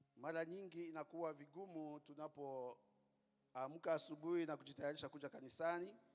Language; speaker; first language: Swahili; non-native, local second language; Lingala